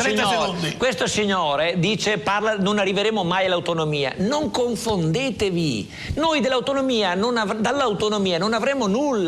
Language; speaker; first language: Italian; native; Italian